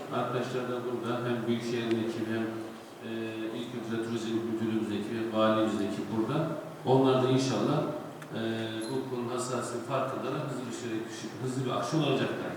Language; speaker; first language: Turkish; native; Turkish